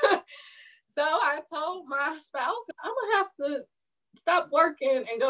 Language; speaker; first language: English; native; English